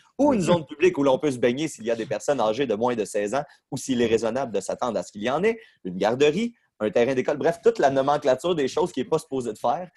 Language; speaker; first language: French; native; French